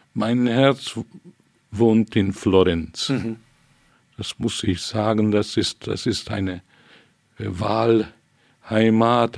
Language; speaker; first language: German; non-native, fluent; Hungarian